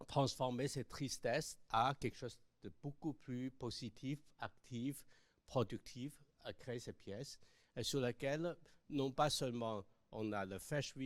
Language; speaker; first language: French; non-native, fluent; Chinese